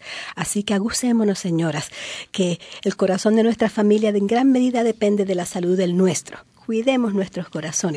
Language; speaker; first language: Spanish; native; Spanish